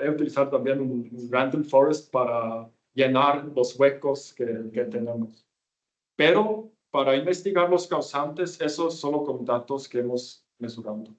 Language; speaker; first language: Spanish; non-native, fluent; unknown